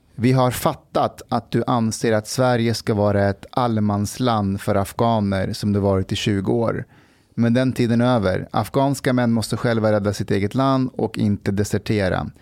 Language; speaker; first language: Swedish; early bilingual, other home language; Persian